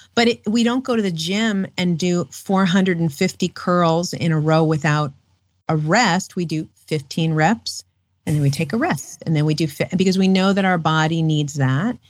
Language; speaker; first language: English; native; English